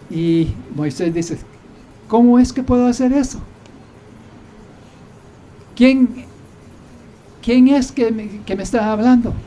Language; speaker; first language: Spanish; non-native, fluent; English